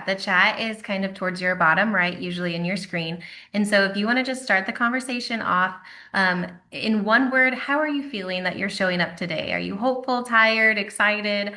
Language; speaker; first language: English; native; English